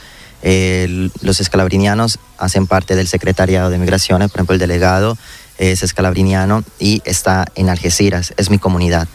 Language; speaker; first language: Spanish; native; Spanish